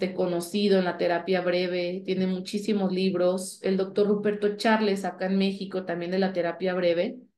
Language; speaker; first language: Spanish; native; Spanish